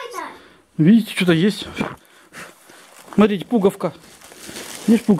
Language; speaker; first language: Russian; native; Russian